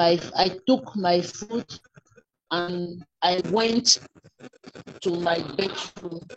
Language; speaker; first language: English; non-native, learner; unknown